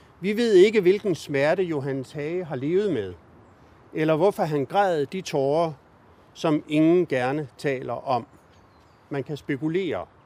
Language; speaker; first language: Danish; native; Danish